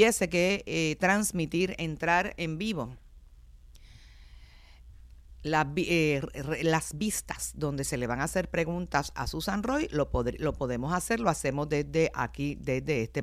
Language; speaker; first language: Spanish; native; Spanish